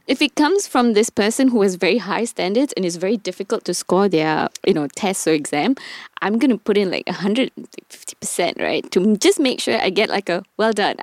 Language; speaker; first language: English; non-native, local second language; Tamil